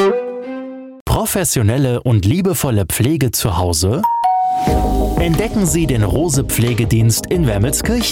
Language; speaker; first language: German; native; German